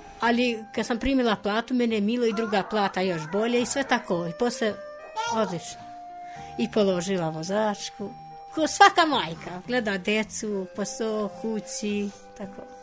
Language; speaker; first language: Serbian; non-native, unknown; Albanian